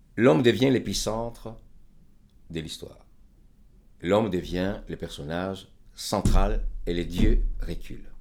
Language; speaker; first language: French; non-native, fluent; Greek